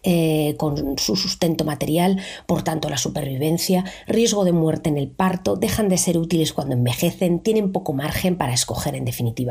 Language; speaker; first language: Spanish; native; Spanish